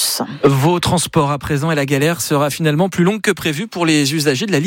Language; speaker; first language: French; native; French